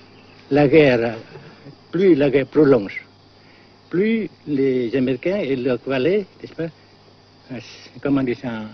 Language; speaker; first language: French; non-native, fluent; Vietnamese